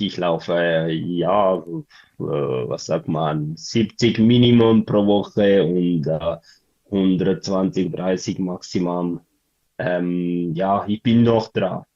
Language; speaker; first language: German; non-native, learner; Tigrinya